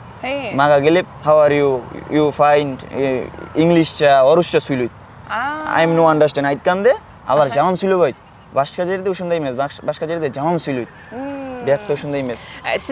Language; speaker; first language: Kyrgyz; non-native, learner; Bangla